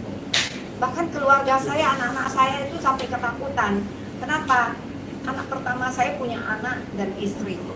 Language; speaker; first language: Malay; non-native, local second language; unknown